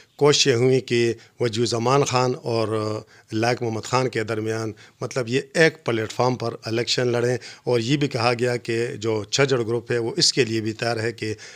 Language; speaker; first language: Urdu; non-native, local second language; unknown